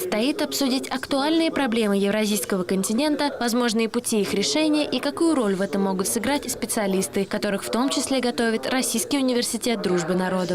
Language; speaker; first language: Russian; native; Russian